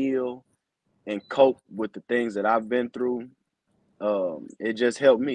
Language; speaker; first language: English; native; English